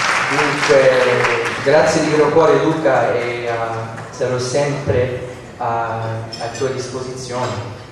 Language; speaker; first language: Italian; non-native, fluent; English